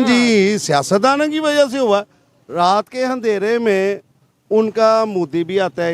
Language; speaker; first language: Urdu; non-native, local second language; Punjabi